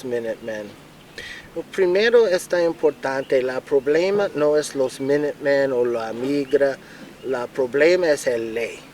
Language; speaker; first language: Spanish; non-native, learner; English